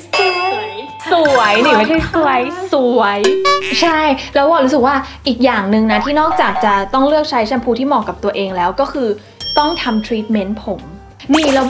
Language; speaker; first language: Thai; native; Thai